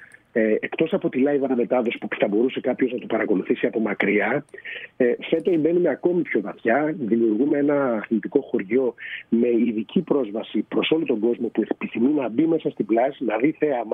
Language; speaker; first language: Greek; native; Greek